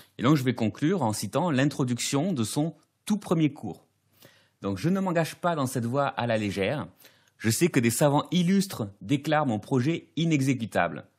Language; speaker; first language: French; native; French